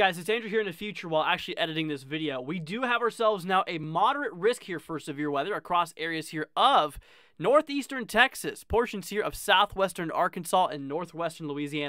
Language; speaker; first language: English; native; English